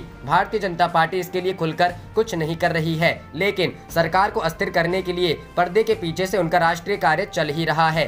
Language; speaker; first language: Hindi; native; Hindi